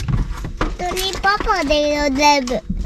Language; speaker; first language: Japanese; early bilingual, other home language; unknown